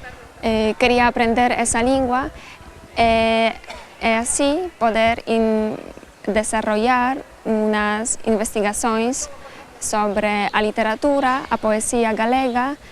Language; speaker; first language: Portuguese; non-native, fluent; Polish